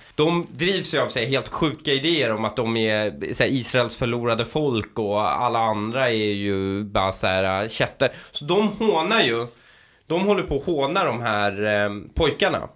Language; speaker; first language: Swedish; early bilingual, other home language; Persian